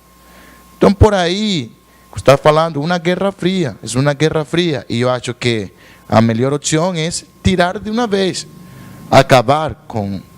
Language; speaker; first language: Portuguese; non-native, learner; Spanish